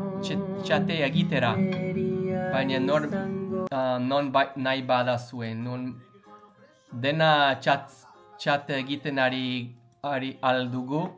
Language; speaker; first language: Basque; non-native, learner; English